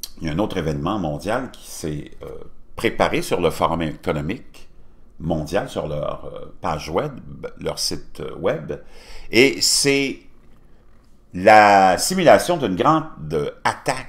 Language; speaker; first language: French; native; French